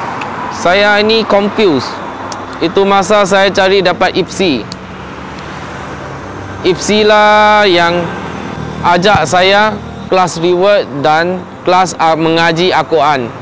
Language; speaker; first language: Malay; non-native, local second language; Min Nan Chinese